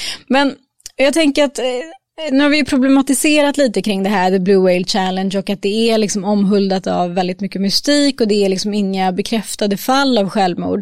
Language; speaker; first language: Swedish; native; Swedish